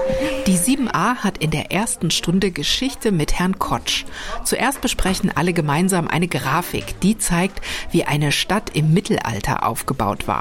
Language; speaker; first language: German; native; German